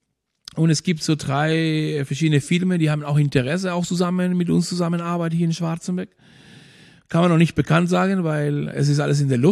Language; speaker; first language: German; non-native, fluent; Spanish